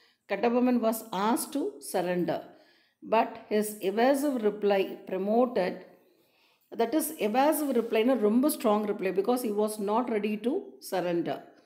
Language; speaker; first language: English; non-native, local second language; Tamil